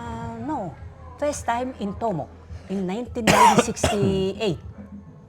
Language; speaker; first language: English; non-native, learner; Batak Toba